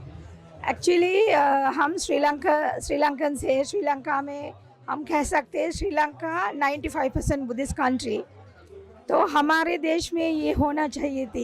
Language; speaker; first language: Hindi; non-native, local second language; Sinhala